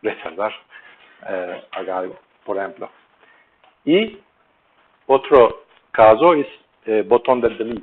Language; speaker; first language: Spanish; non-native, learner; Turkish